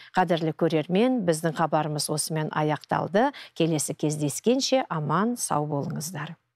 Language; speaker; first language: Kazakh; native; Kazakh